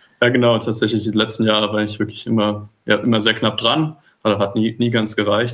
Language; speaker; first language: German; native; German